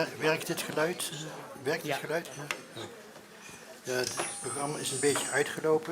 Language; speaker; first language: Dutch; non-native, fluent; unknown